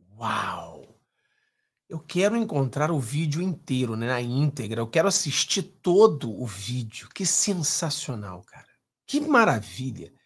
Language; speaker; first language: Portuguese; native; Portuguese